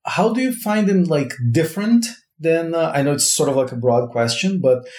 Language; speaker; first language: English; non-native, fluent; Portuguese